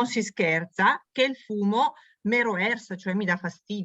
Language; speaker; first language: Italian; native; Italian